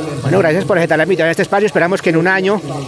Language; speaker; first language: Spanish; native; Spanish